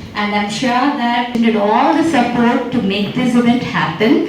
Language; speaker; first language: English; non-native, local second language; Telugu